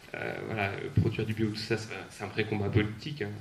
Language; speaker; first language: French; native; French